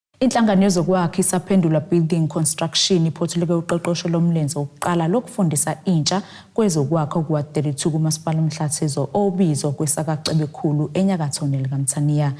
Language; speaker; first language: Zulu; native; Zulu